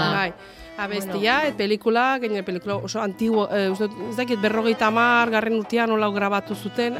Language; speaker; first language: Basque; non-native, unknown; Azerbaijani